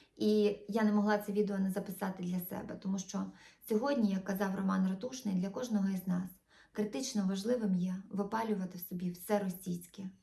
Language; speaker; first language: Ukrainian; non-native, local second language; Russian